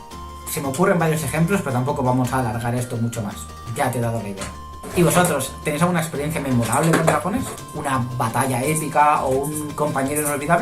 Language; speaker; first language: Spanish; native; Spanish